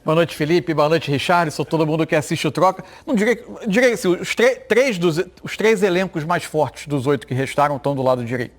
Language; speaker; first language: Portuguese; native; Portuguese